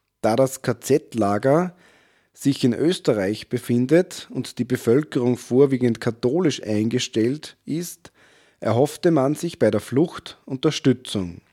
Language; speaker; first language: German; native; German